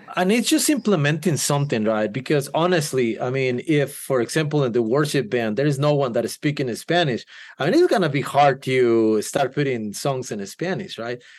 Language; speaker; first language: English; non-native, fluent; Spanish